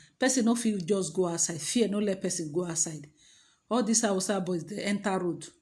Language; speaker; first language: Nigerian Pidgin; native; Nigerian Pidgin